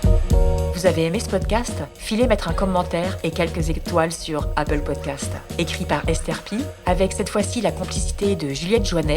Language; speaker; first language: French; native; French